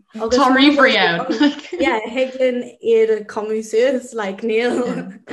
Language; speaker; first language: Irish; non-native, local second language; English